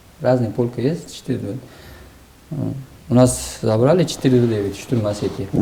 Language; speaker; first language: Russian; non-native, local second language; Uzbek